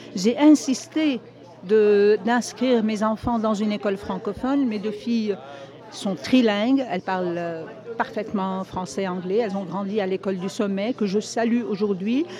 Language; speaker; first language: French; non-native, local second language; Arabic